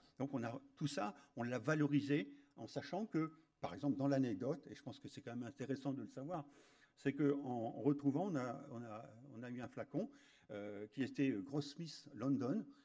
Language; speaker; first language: French; native; French